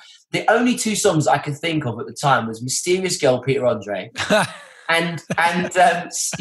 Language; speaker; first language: English; native; English